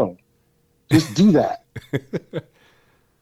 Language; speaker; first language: English; native; English